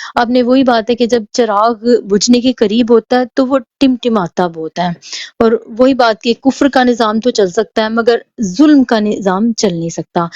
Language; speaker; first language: Urdu; native; Urdu